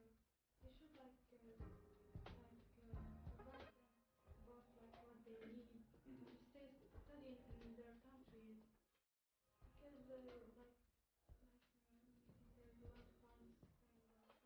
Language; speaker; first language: English; non-native, learner; Arabic